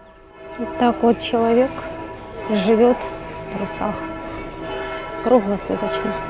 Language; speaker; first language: Russian; native; Russian